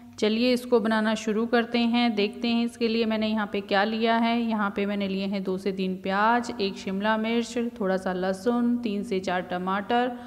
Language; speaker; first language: Hindi; native; Hindi